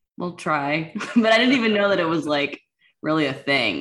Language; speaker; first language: English; native; English